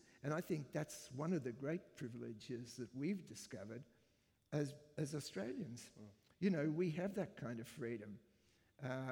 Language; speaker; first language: English; native; English